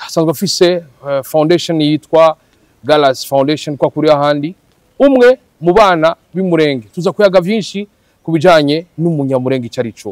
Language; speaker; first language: Rundi; native; Rundi